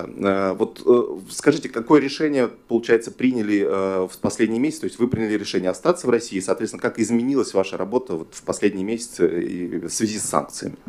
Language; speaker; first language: Russian; native; Russian